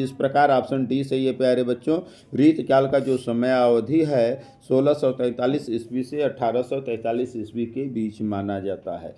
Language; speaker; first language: Hindi; native; Hindi